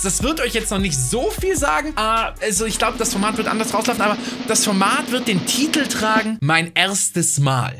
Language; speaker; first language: German; native; German